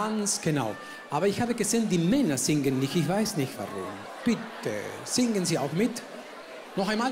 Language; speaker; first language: German; non-native, learner; Spanish